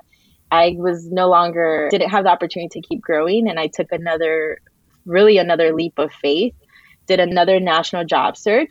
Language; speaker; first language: English; early bilingual, other home language; Spanish